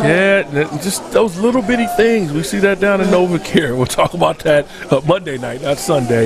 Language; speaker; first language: English; native; English